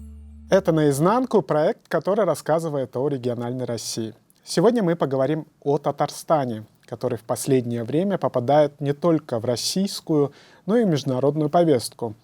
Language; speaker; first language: Russian; native; Russian